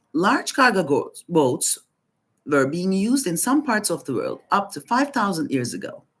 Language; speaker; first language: English; non-native, fluent; Turkish